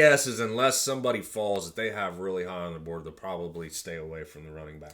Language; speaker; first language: English; native; English